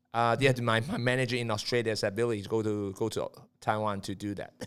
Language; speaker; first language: English; non-native, local second language; Cantonese